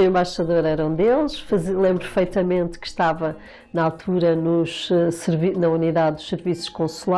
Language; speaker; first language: Portuguese; native; Portuguese